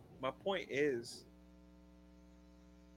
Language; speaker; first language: English; native; English